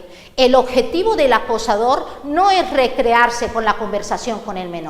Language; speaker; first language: Spanish; native; Spanish